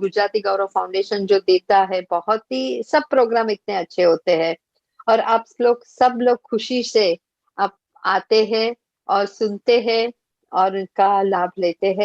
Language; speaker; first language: Hindi; non-native, local second language; Gujarati